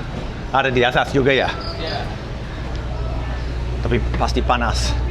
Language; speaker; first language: Indonesian; non-native, fluent; English